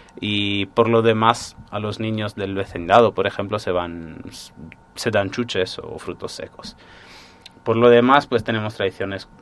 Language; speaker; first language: Spanish; non-native, fluent; Italian